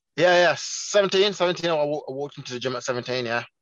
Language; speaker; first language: English; non-native, local second language; Jamaican Creole English